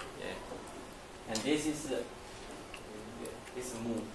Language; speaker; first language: English; non-native, learner; Chinese